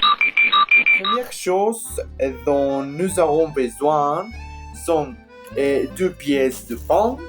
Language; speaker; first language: French; non-native, learner; Spanish